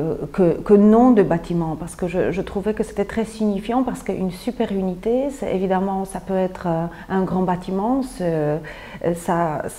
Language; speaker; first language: French; non-native, fluent; Polish